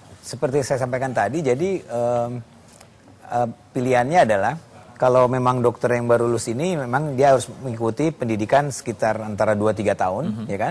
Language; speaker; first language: Indonesian; native; Indonesian